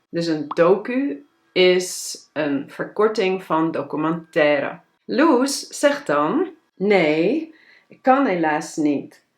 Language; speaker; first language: Dutch; native; Dutch